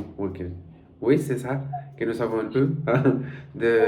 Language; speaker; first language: French; non-native, learner; Spanish